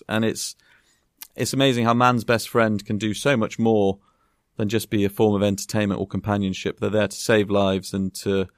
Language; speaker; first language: English; native; English